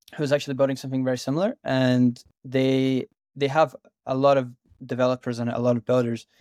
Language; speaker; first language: English; native; English